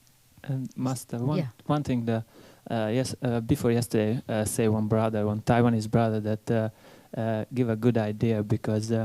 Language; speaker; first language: English; non-native, learner; Hungarian